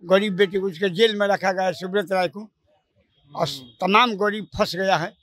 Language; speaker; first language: Hindi; native; Hindi